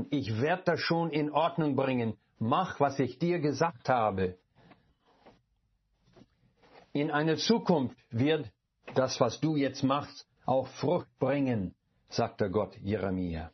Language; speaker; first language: German; non-native, fluent; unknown